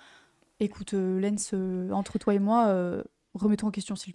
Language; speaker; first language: French; native; French